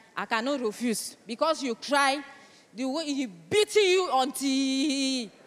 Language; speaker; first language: English; non-native, local second language; French